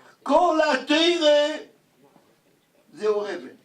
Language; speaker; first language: Hebrew; non-native, fluent; Yiddish